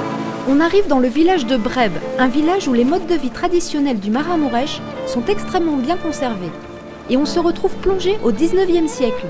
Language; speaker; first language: French; native; French